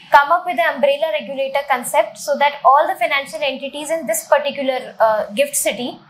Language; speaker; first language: English; non-native, local second language; Hindi